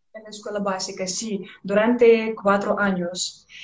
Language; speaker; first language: Spanish; non-native, learner; Russian